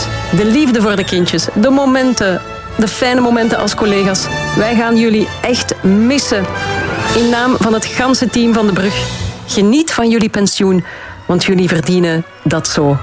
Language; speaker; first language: Dutch; native; Dutch